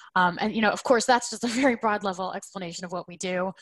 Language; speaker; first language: English; native; English